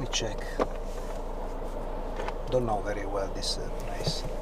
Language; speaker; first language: English; non-native, learner; Italian